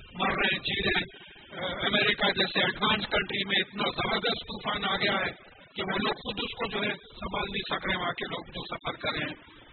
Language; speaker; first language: Urdu; native; Urdu